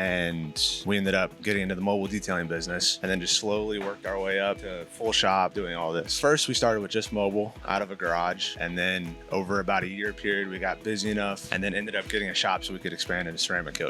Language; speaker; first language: English; native; English